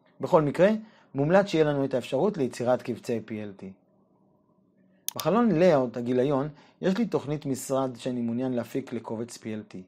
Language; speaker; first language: Hebrew; native; Hebrew